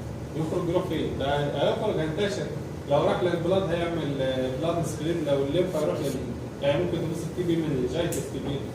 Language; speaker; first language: Arabic; native; Arabic